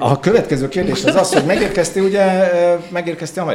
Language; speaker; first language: Hungarian; native; Hungarian